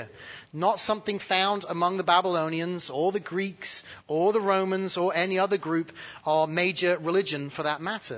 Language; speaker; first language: English; native; English